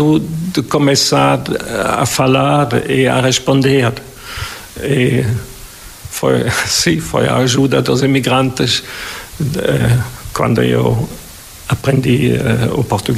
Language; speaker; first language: Portuguese; non-native, fluent; German